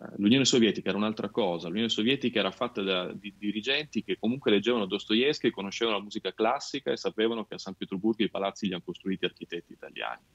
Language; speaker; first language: Italian; native; Italian